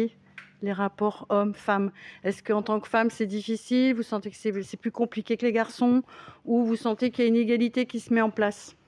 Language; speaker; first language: French; native; French